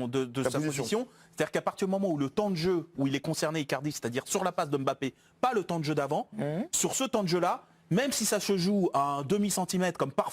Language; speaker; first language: French; native; French